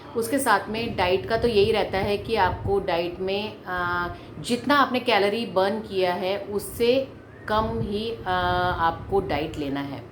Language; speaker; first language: Hindi; non-native, local second language; Malayalam